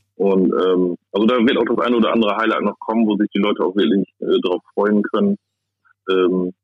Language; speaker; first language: German; native; German